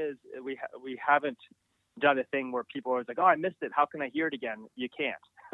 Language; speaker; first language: English; native; English